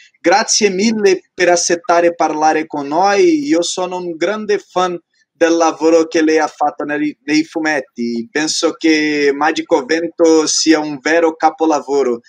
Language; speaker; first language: Italian; non-native, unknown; Portuguese